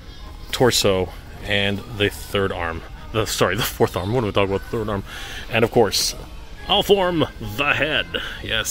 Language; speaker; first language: English; native; English